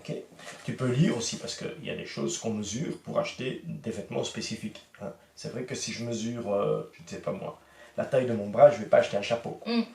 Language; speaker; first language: French; native; French